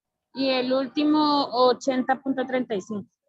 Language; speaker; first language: Spanish; native; Spanish